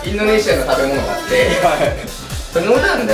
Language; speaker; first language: Japanese; native; Japanese